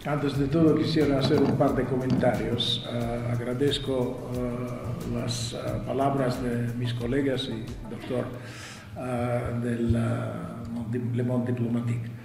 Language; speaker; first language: Spanish; non-native, fluent; Russian